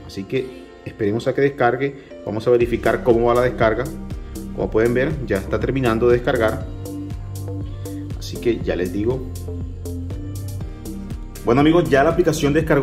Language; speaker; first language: Spanish; native; Spanish